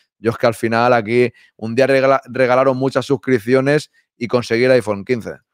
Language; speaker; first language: Spanish; native; Spanish